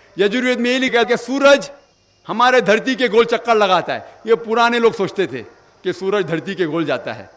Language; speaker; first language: Urdu; non-native, local second language; Konkani